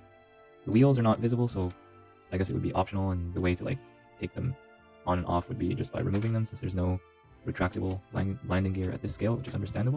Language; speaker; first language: English; native; English